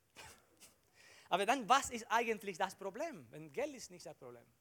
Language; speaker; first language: German; non-native, learner; Spanish